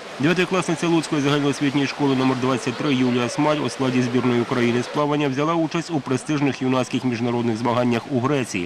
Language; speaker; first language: Ukrainian; native; Ukrainian